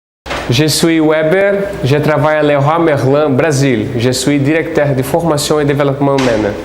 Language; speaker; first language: French; non-native, fluent; Portuguese